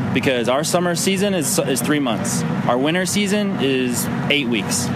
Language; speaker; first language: English; native; English